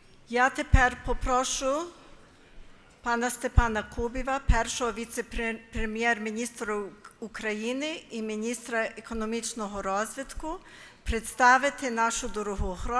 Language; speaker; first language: Ukrainian; early bilingual, heritage; Ukrainian